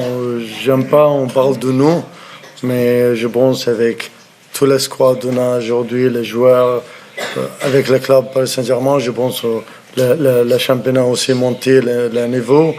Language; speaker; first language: French; non-native, learner; Arabic